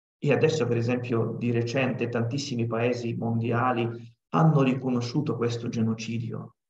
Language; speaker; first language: Italian; non-native, fluent; Ukrainian